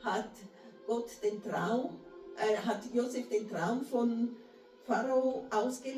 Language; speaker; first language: German; non-native, fluent; Portuguese